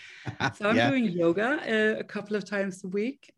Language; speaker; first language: English; non-native, fluent; Swedish